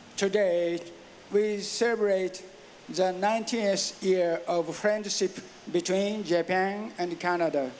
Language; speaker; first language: English; non-native, learner; Japanese